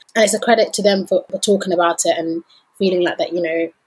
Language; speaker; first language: English; early bilingual, other home language; Danish